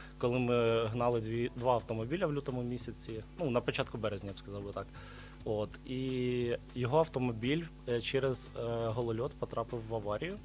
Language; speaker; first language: Ukrainian; native; Ukrainian